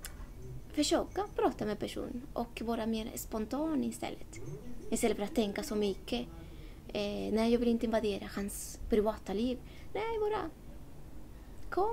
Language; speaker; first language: Swedish; non-native, learner; Spanish